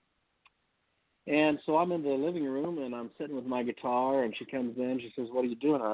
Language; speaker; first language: English; native; English